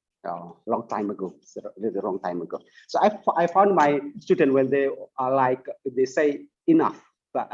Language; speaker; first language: English; non-native, fluent; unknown